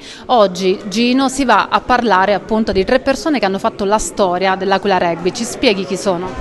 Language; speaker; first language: Italian; native; Italian